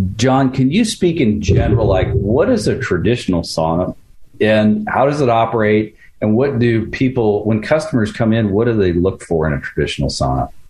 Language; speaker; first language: English; early bilingual, other home language; Ukrainian